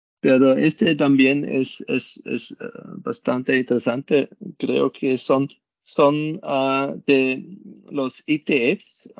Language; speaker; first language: Spanish; non-native, learner; German